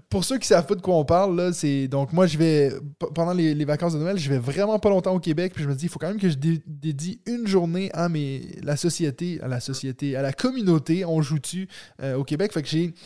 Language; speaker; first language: French; native; French